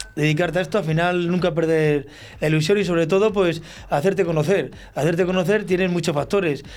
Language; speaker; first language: Spanish; native; Spanish